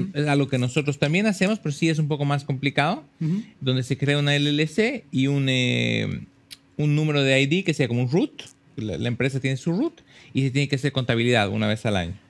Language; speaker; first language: Spanish; native; Spanish